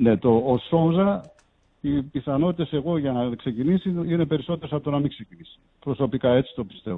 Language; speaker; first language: Greek; native; Greek